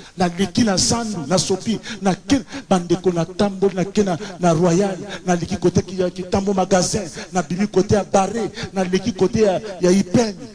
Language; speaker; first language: Lingala; native; Lingala